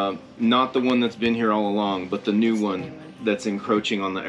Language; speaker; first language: English; native; English